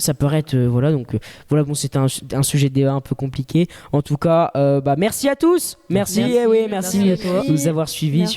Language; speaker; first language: French; native; French